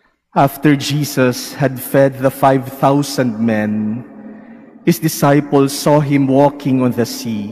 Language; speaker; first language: English; non-native, local second language; Filipino